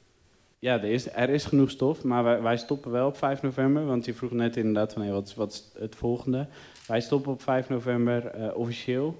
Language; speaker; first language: Dutch; native; Dutch